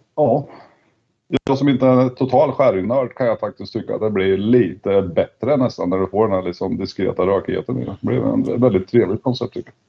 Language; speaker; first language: Swedish; native; Swedish